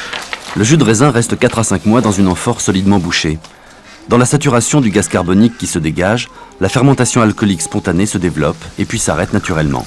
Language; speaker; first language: French; native; French